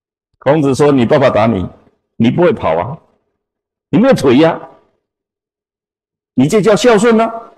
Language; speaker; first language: Chinese; native; Chinese